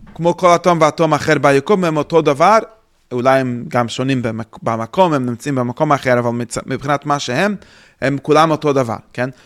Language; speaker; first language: Hebrew; non-native, fluent; English